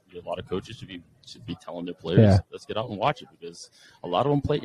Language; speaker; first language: English; native; English